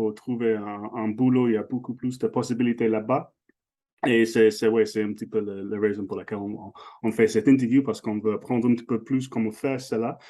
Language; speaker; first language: French; non-native, fluent; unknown